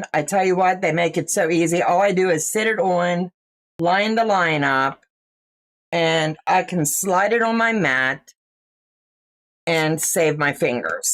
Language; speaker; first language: English; native; English